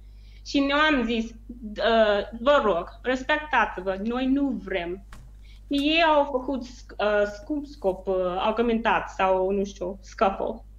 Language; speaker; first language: Romanian; non-native, learner; English